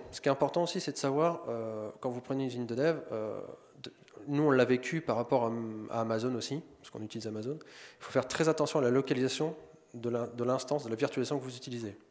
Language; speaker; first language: French; native; French